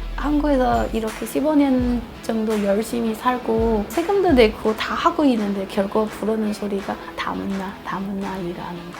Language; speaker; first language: Korean; non-native, fluent; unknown